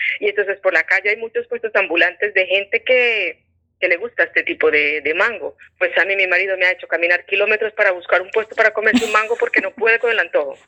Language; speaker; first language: Spanish; native; Spanish